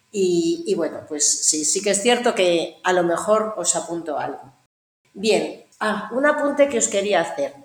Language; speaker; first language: Spanish; native; Spanish